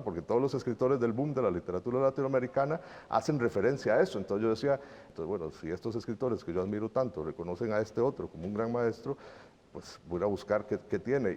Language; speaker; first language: Spanish; native; Spanish